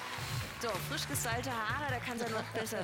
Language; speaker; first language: German; native; German